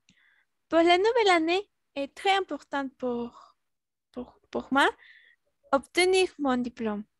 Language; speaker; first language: French; non-native, learner; Spanish